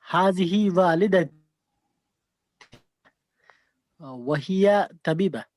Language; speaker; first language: Arabic; non-native, learner; Urdu